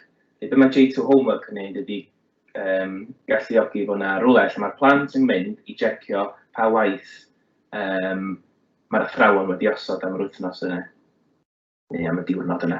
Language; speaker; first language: Welsh; native; Welsh